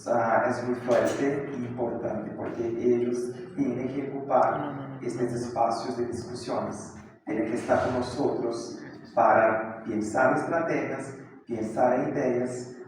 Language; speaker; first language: Spanish; non-native, fluent; Portuguese